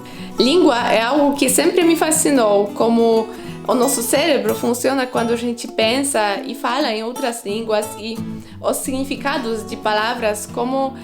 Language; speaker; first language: Portuguese; non-native, fluent; Polish